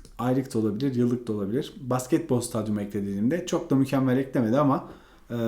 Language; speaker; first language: Turkish; native; Turkish